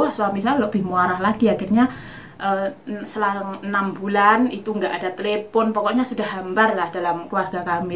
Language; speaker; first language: Indonesian; non-native, local second language; Javanese